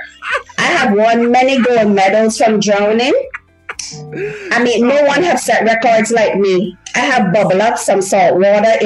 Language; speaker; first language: English; early bilingual, other home language; Haitian Creole